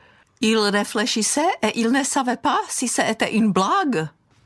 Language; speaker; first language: French; non-native, fluent; Czech